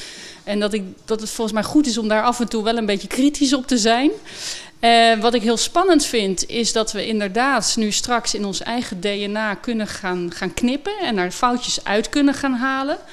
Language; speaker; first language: Dutch; native; Dutch